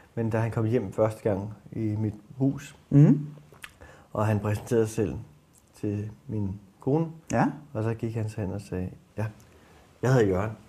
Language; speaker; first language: Danish; native; Danish